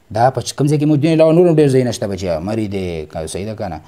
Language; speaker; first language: Urdu; non-native, local second language; Pashto